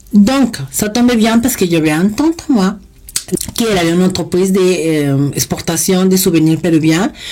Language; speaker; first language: French; non-native, fluent; Spanish